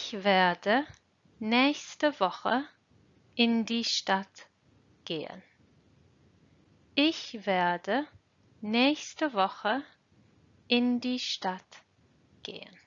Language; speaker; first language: German; non-native, fluent; English